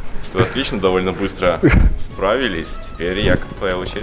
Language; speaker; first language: Russian; native; Russian